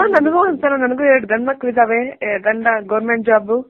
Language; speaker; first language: Kannada; native; Kannada